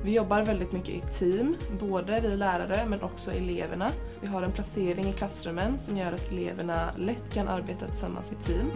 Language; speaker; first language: Swedish; native; Swedish